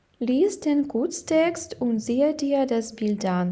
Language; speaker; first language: German; non-native, fluent; Ukrainian